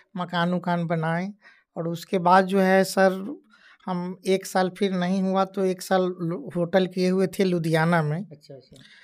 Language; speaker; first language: Hindi; native; Hindi